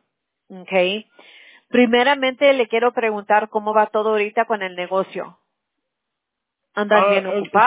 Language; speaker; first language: Spanish; early bilingual, heritage; Spanish